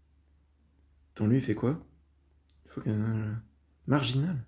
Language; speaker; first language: French; native; French